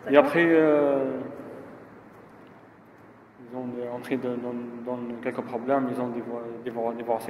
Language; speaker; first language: French; non-native, learner; Arabic